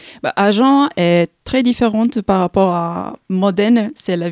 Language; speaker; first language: French; non-native, fluent; Italian